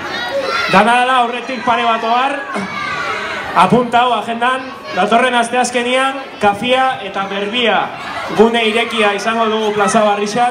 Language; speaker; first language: Basque; native; Basque